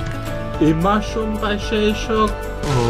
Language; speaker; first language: German; native; German